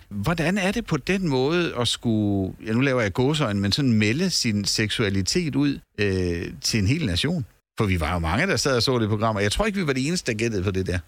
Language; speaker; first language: Danish; native; Danish